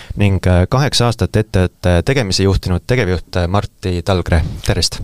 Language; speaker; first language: Estonian; native; Estonian